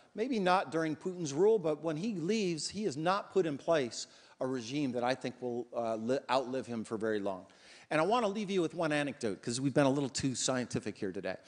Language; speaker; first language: English; native; English